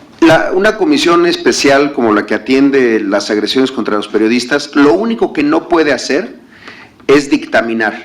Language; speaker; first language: Spanish; native; Spanish